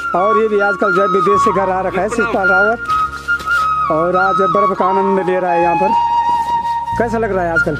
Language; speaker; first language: Hindi; native; Hindi